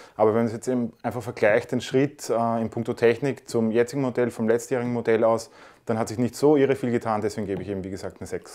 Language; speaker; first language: German; native; German